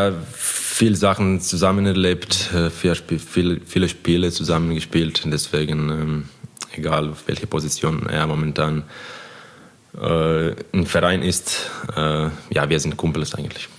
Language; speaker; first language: German; non-native, fluent; Croatian